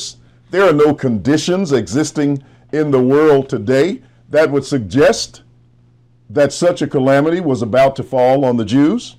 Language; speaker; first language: English; native; English